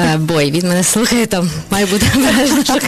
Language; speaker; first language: Ukrainian; native; Ukrainian